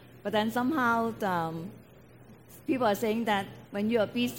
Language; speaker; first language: English; non-native, local second language; Cantonese